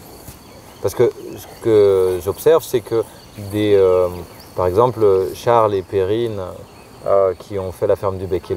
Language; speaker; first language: French; native; French